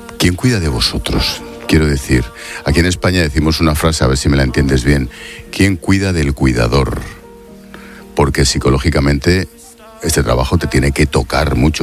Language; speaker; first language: Spanish; native; Spanish